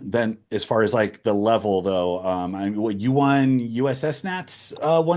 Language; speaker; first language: English; native; English